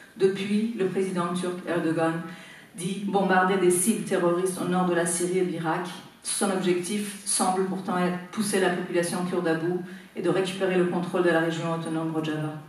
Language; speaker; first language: French; non-native, fluent; Persian